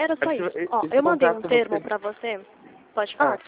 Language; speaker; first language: Portuguese; native; Portuguese